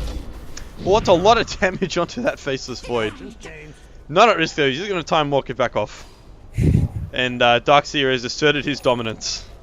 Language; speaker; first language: English; native; English